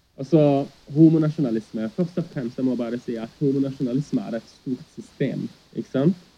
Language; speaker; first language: Norwegian; early bilingual, other home language; Arabic